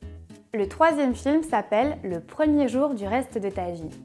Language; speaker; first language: French; native; French